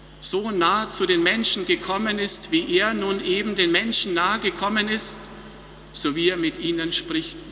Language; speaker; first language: German; native; German